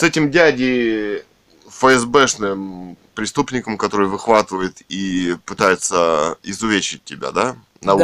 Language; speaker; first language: Russian; native; Russian